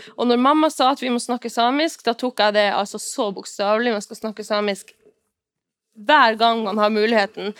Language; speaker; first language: Norwegian; non-native, local second language; Northern Sami